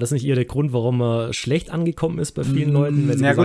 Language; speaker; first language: German; native; German